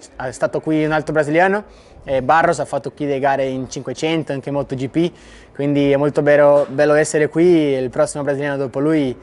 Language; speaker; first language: Italian; non-native, fluent; Portuguese